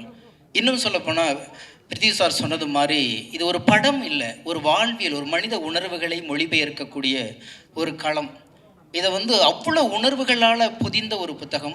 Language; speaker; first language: Tamil; native; Tamil